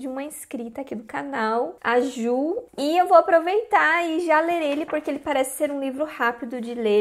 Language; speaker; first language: Portuguese; native; Portuguese